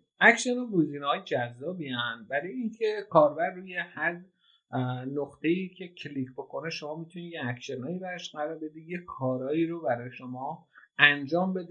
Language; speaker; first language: Persian; native; Persian